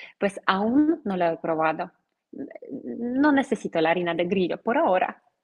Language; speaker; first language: Spanish; non-native, fluent; Polish